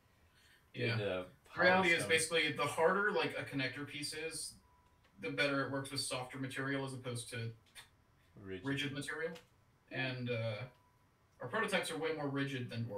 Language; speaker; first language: English; native; English